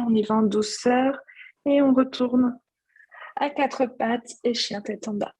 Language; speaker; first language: French; native; French